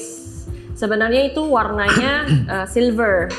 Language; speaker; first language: Indonesian; non-native, learner; Filipino